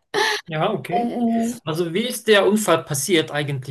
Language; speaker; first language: German; non-native, fluent; Turkish